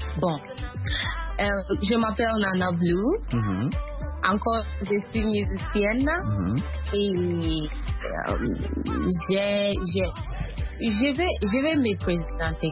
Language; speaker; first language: French; non-native, learner; Akan